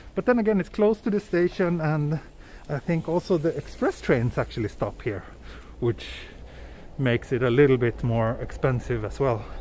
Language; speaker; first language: English; non-native, fluent; Swedish